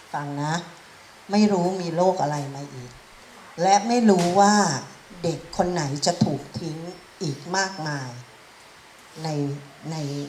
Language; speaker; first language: Thai; native; Thai